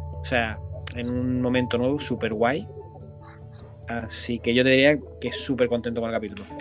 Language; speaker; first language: Spanish; native; Spanish